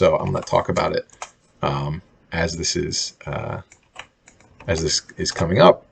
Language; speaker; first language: English; native; English